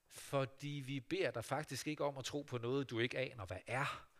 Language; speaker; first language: Danish; native; Danish